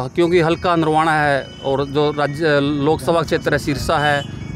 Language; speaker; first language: Hindi; native; Hindi